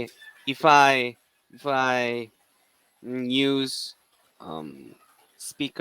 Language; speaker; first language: English; non-native, learner; Korean